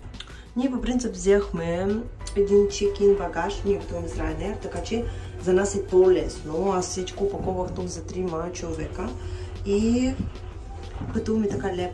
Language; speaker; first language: Bulgarian; non-native, fluent; Russian